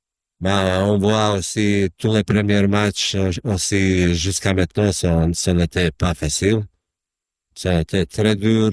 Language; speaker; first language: French; non-native, learner; Croatian